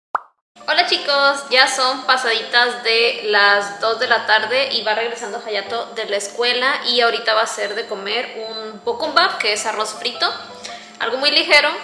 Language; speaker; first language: Spanish; native; Spanish